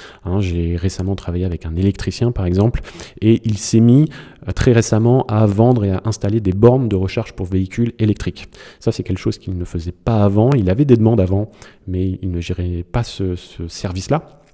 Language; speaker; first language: French; native; French